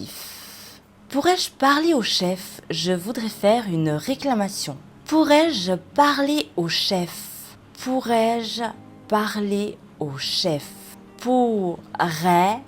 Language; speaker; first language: French; non-native, fluent; Spanish